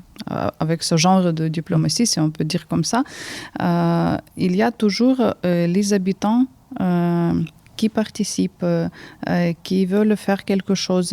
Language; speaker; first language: French; early bilingual, heritage; Ukrainian